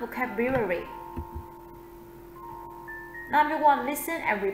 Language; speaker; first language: English; non-native, fluent; Vietnamese